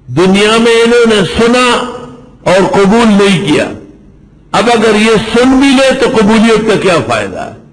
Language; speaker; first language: Urdu; non-native, local second language; Pashto